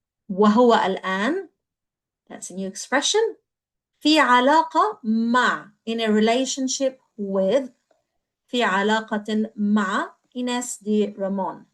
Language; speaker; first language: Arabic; non-native, fluent; English